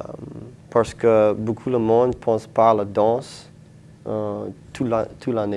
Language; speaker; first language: French; non-native, local second language; English